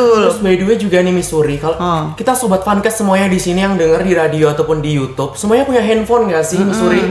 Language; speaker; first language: Indonesian; native; Indonesian